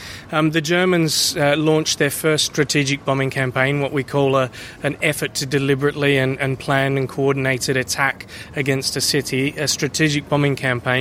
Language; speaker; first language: English; native; English